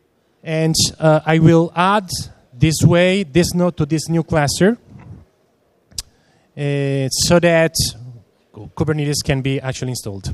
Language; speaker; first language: English; non-native, fluent; Italian